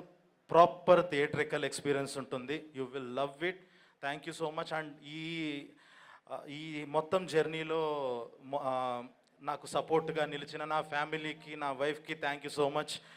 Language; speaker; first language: Telugu; native; Telugu